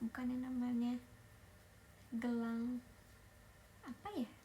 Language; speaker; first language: Indonesian; native; Indonesian